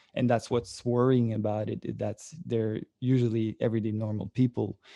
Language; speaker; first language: English; native; English